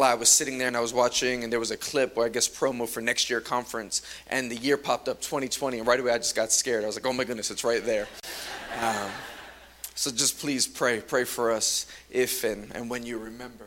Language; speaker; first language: English; native; English